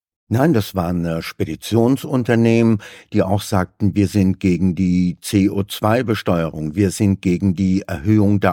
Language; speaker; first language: German; native; German